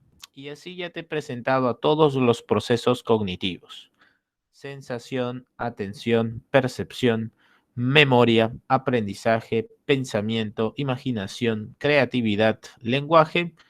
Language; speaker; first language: Spanish; native; Spanish